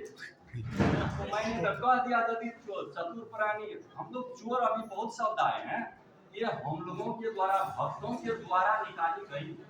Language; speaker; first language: Hindi; non-native, fluent; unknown